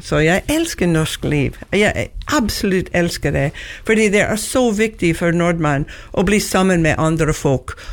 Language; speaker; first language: Norwegian; non-native, learner; English